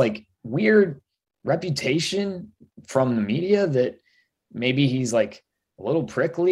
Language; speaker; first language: English; native; English